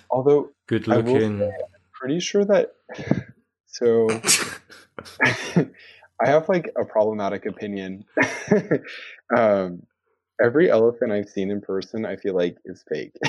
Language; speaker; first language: English; native; English